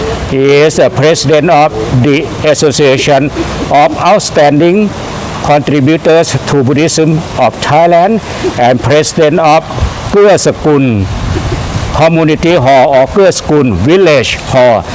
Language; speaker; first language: English; non-native, fluent; Thai